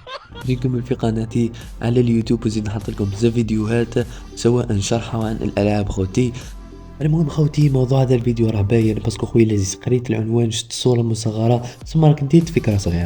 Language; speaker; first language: Arabic; native; Arabic